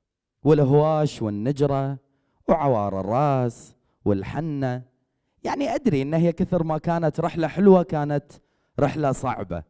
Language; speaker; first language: Arabic; native; Arabic